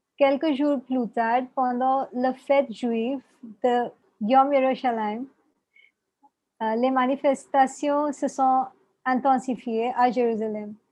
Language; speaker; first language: French; non-native, fluent; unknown